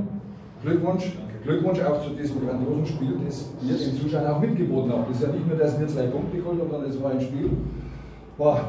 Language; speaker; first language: German; native; German